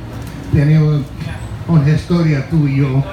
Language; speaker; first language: Spanish; non-native, fluent; English